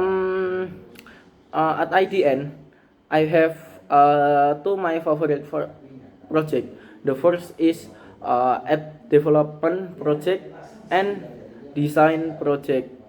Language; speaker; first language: English; non-native, learner; Indonesian